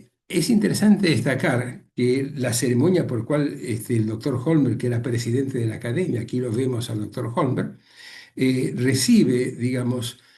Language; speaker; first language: Spanish; native; Spanish